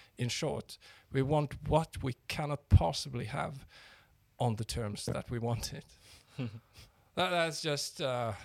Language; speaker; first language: English; non-native, fluent; Norwegian